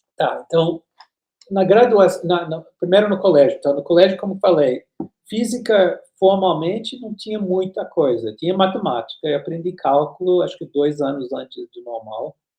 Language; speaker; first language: Portuguese; non-native, fluent; English